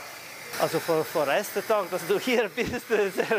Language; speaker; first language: German; non-native, learner; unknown